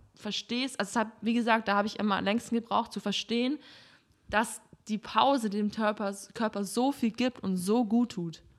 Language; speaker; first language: German; native; German